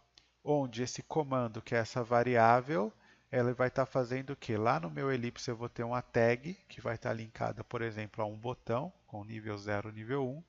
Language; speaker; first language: Portuguese; native; Portuguese